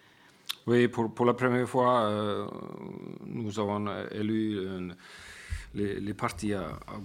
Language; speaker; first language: French; non-native, fluent; Icelandic